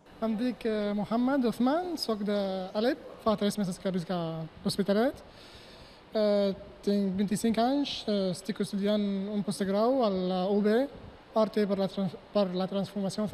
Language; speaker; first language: Catalan; non-native, learner; Arabic